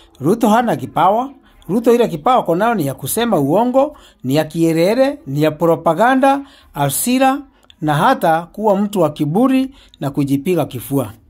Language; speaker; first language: Swahili; non-native, local second language; Meru